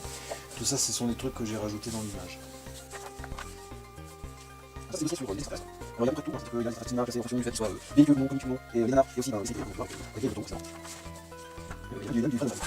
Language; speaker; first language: French; native; French